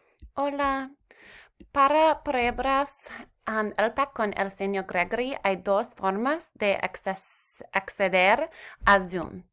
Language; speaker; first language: Spanish; non-native, learner; English